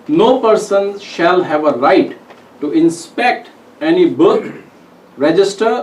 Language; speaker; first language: English; non-native, local second language; Urdu